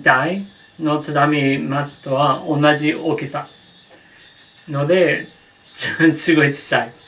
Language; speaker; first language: Japanese; non-native, learner; English